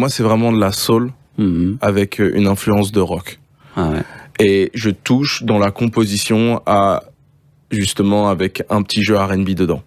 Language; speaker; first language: French; native; French